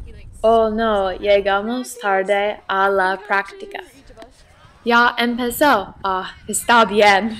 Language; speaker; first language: Spanish; non-native, learner; English